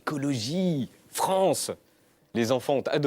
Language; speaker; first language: French; native; French